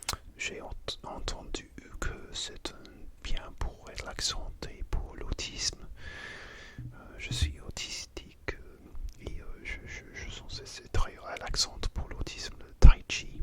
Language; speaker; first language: French; non-native, learner; English